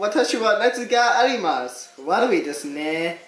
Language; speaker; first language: Japanese; non-native, learner; English